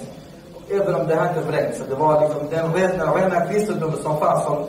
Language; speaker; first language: Swedish; non-native, fluent; Arabic